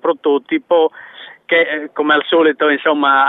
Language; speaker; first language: Italian; native; Italian